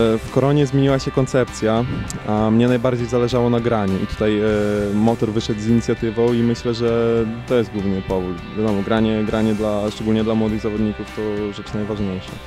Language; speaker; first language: Polish; early bilingual, other home language; Ukrainian